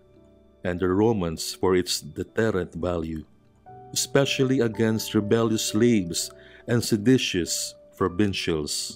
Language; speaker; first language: English; non-native, local second language; Filipino